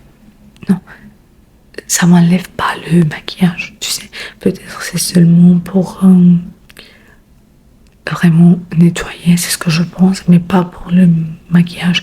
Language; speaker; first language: French; non-native, learner; Spanish